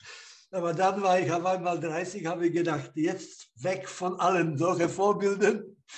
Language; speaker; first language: German; non-native, fluent; Slovak